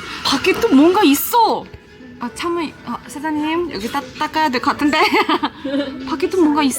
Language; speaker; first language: Korean; non-native, fluent; Chinese